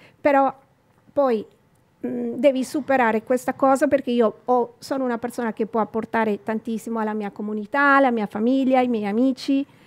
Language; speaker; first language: Italian; non-native, fluent; Spanish